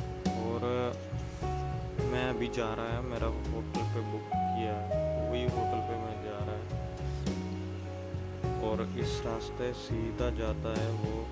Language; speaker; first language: Hindi; non-native, local second language; Malayalam